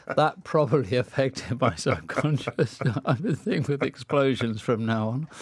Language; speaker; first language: English; native; English